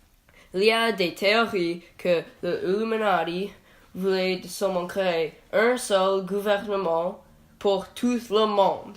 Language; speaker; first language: French; non-native, learner; English